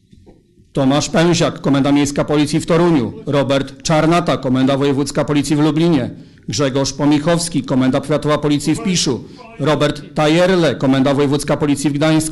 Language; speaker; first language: Polish; native; Polish